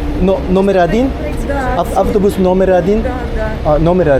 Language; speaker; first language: Russian; non-native, learner; Korean